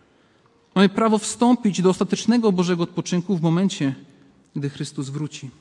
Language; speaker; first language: Polish; native; Polish